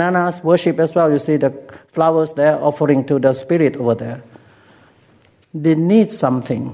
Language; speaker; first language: English; non-native, learner; Lao